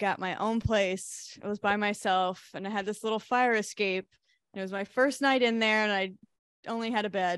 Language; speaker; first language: English; native; English